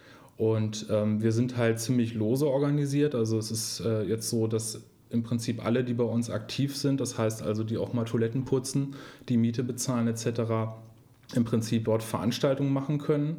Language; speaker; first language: German; native; German